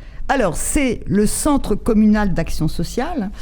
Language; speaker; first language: French; native; French